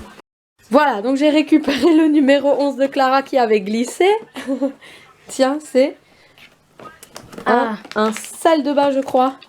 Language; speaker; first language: French; native; French